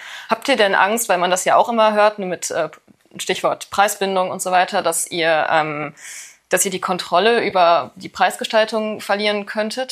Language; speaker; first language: German; native; German